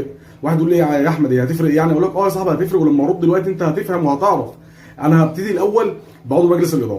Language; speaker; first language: Arabic; native; Arabic